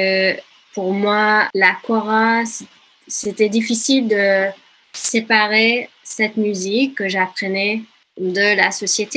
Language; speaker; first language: French; non-native, fluent; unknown